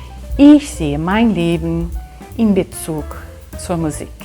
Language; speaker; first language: German; non-native, fluent; Portuguese